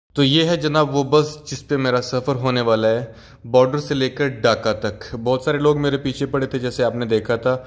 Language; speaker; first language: Hindi; native; Hindi